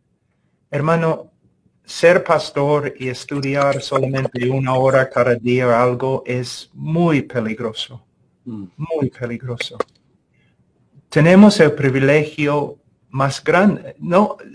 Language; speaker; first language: Spanish; non-native, fluent; English